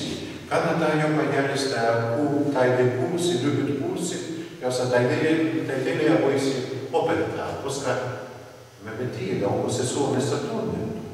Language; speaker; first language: Finnish; non-native, learner; Russian